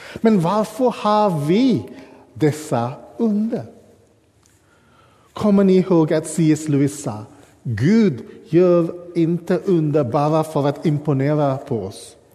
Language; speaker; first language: Swedish; non-native, fluent; English